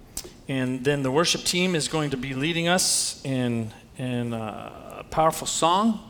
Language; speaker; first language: English; native; English